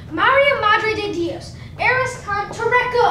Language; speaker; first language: Spanish; non-native, learner; English